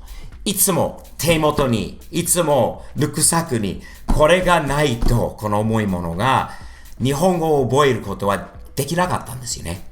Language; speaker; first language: Japanese; non-native, fluent; English